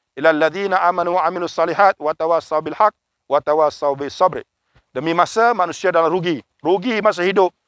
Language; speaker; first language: Malay; native; Malay